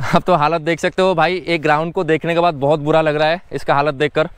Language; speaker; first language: Hindi; non-native, local second language; Odia